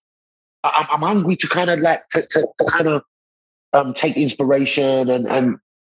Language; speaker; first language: English; native; English